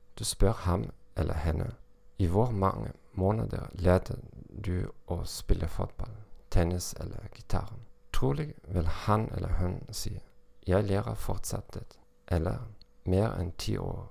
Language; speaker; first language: Norwegian; non-native, learner; German